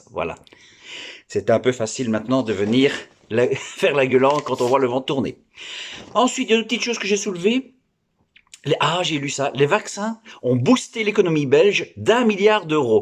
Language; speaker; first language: French; native; French